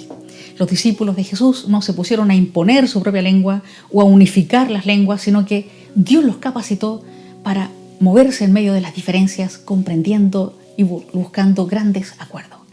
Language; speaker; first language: Spanish; native; Spanish